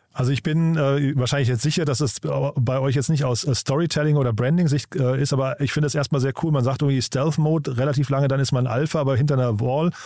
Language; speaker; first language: German; native; German